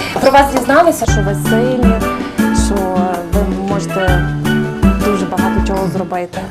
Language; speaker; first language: Ukrainian; native; Ukrainian